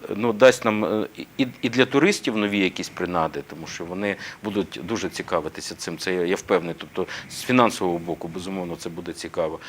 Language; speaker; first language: Ukrainian; native; Ukrainian